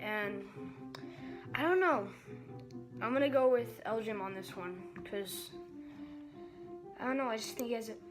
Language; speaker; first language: English; native; English